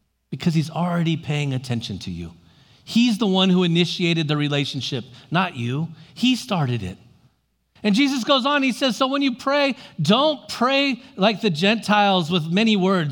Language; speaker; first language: English; native; English